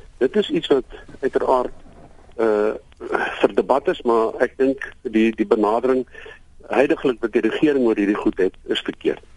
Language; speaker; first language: Afrikaans; native; Afrikaans